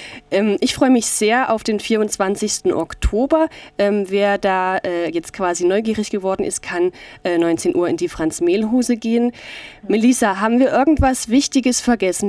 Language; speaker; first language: German; native; German